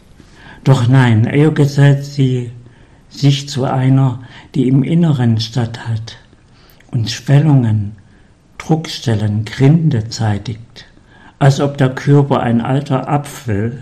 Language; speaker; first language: German; native; German